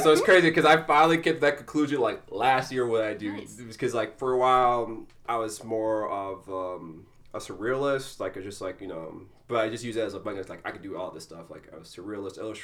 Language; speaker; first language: English; early bilingual, other home language; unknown